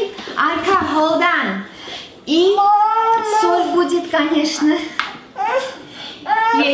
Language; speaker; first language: Russian; non-native, fluent; Armenian